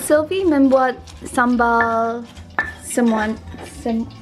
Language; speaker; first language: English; non-native, learner; Indonesian